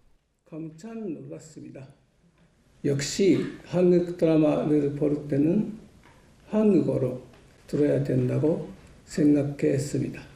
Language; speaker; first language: Korean; non-native, learner; Japanese